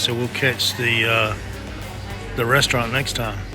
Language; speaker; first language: English; native; English